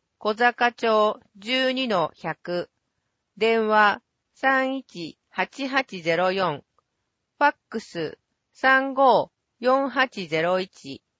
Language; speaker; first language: Japanese; native; Japanese